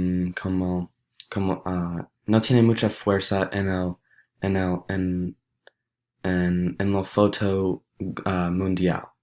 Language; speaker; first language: Spanish; non-native, learner; English